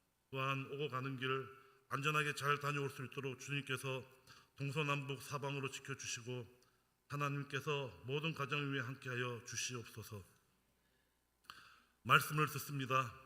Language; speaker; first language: Korean; native; Korean